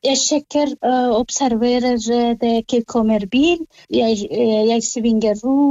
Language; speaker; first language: Norwegian; non-native, fluent; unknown